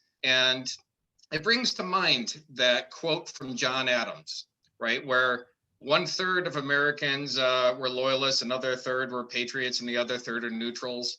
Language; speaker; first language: English; native; English